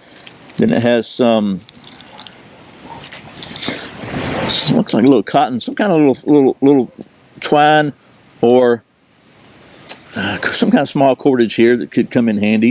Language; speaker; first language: English; native; English